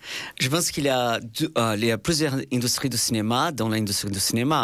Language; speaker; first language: French; non-native, fluent; Portuguese